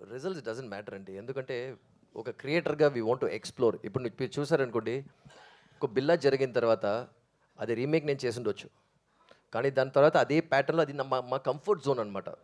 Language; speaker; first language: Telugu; native; Telugu